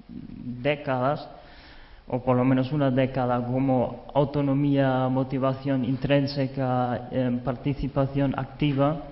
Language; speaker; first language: Spanish; non-native, fluent; German